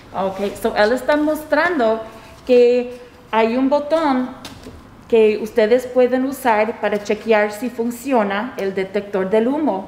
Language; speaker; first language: Spanish; early bilingual, heritage; Spanish